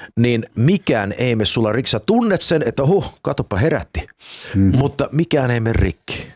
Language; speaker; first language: Finnish; early bilingual, heritage; Finnish